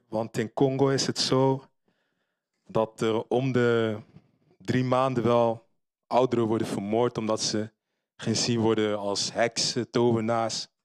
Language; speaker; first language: Dutch; early bilingual, other home language; Lingala